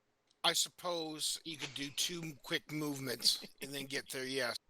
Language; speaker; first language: English; native; English